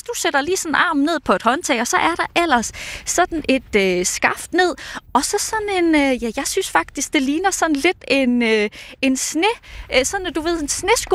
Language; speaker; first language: Danish; native; Danish